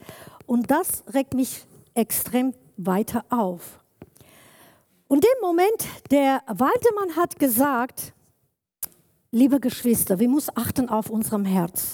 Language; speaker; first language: German; non-native, learner; Kurdish